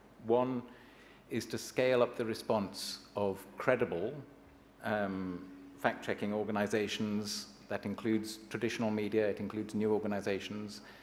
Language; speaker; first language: English; native; English